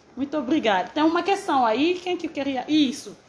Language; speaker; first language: Portuguese; non-native, fluent; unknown